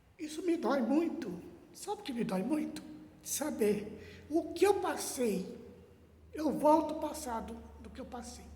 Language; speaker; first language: Portuguese; native; Portuguese